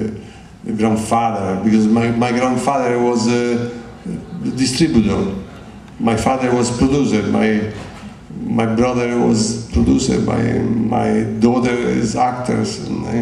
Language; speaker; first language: English; non-native, learner; Italian